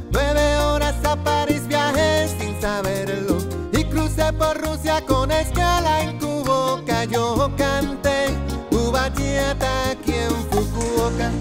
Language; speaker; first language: Spanish; non-native, learner; English